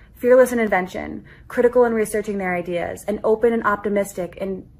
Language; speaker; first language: English; native; English